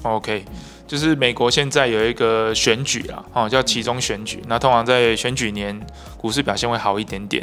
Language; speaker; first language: Chinese; native; Chinese